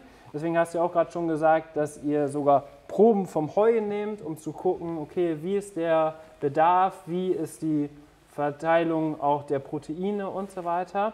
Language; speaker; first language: German; native; German